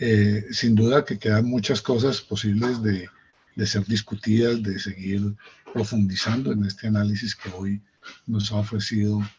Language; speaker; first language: Spanish; native; Spanish